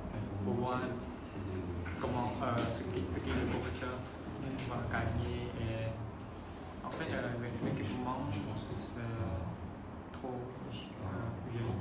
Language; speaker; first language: French; non-native, learner; Khmer